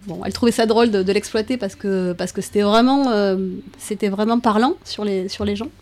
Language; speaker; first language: French; native; French